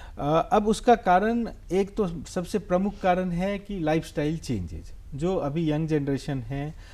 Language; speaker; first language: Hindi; native; Hindi